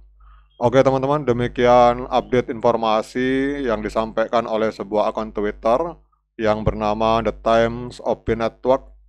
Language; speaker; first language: Indonesian; native; Indonesian